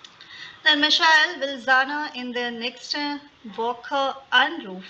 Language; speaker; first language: German; non-native, fluent; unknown